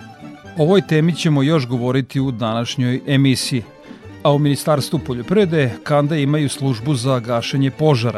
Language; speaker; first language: Serbian; native; Serbian